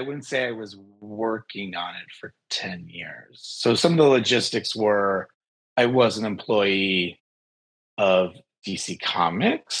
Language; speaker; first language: English; native; English